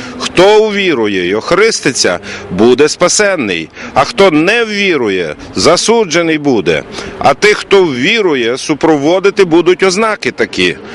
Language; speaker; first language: Ukrainian; native; Ukrainian